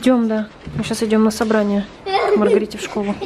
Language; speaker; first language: Russian; native; Russian